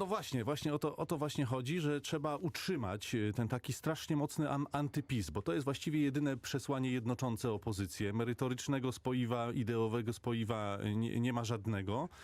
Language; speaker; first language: Polish; native; Polish